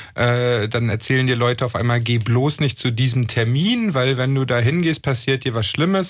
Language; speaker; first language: German; native; German